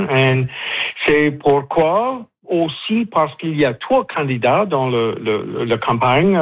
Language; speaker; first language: French; non-native, learner; English